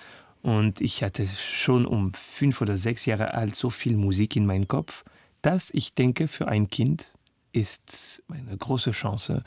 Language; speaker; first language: German; non-native, learner; French